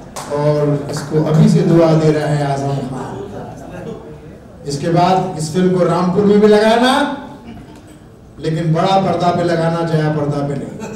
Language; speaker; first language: Hindi; native; Hindi